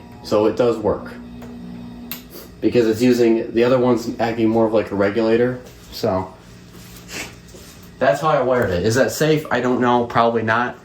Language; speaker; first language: English; native; English